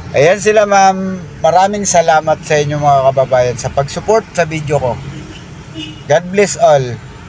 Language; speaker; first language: Filipino; non-native, local second language; Bikol